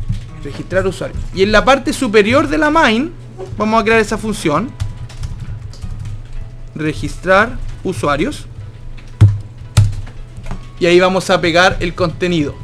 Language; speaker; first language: Spanish; native; Spanish